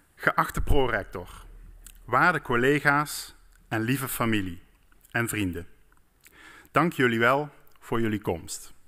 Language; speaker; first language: Dutch; native; Dutch